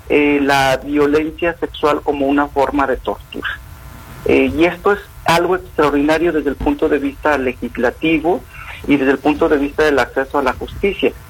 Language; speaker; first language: Spanish; native; Spanish